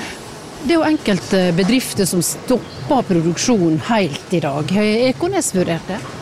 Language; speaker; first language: Norwegian; native; Norwegian